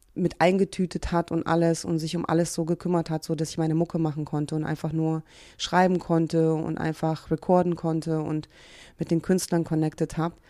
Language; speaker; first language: German; early bilingual, other home language; Hungarian